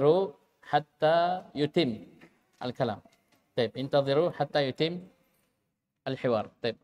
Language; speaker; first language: Arabic; non-native, fluent; Indonesian